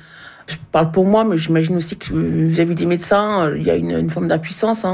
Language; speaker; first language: French; native; French